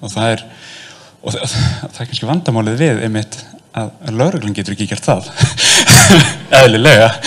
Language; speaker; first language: Icelandic; native; Icelandic